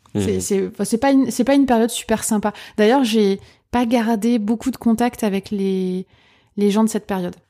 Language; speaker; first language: French; native; French